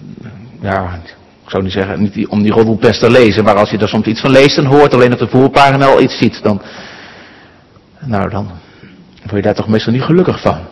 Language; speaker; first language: Dutch; native; Dutch